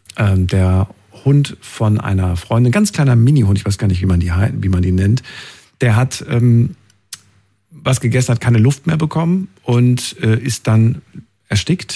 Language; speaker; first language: German; native; German